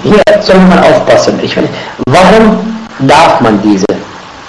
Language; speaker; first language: German; non-native, fluent; Arabic